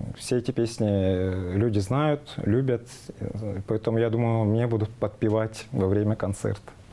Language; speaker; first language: Russian; non-native, local second language; Tuvinian